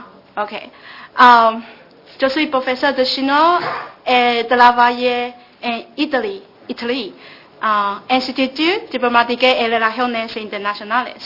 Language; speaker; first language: French; non-native, learner; Chinese